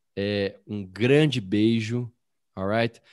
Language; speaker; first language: Portuguese; native; Portuguese